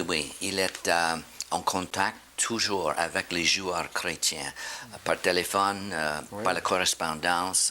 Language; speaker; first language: French; non-native, fluent; English